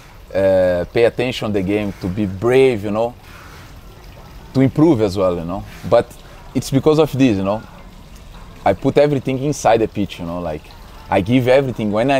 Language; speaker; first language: English; non-native, learner; Portuguese